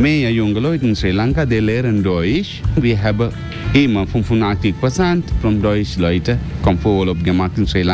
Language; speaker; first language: German; non-native, learner; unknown